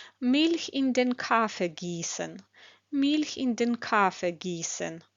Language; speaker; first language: German; non-native, fluent; Ukrainian